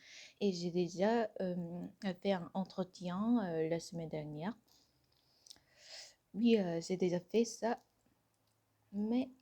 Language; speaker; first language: French; non-native, fluent; Korean